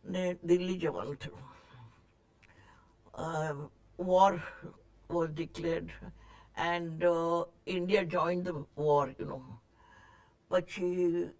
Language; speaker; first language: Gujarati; non-native, local second language; Marathi